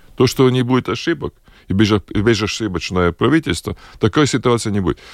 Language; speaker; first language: Russian; non-native, local second language; Latvian